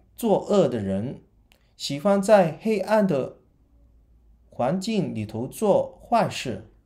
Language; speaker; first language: Chinese; non-native, local second language; Cantonese